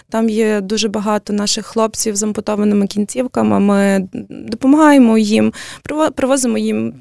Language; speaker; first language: Ukrainian; native; Ukrainian